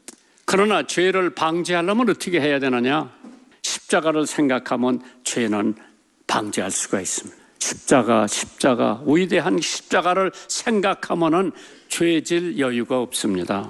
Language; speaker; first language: Korean; native; Korean